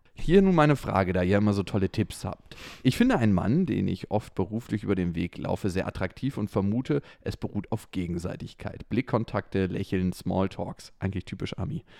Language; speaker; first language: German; native; German